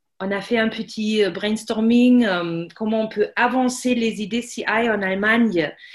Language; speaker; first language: French; non-native, fluent; German